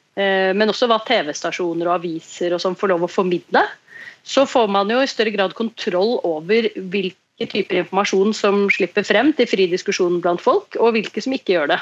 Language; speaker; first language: Norwegian; native; Norwegian